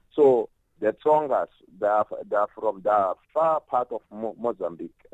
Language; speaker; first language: English; non-native, local second language; Tsonga